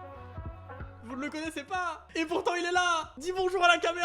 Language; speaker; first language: French; native; French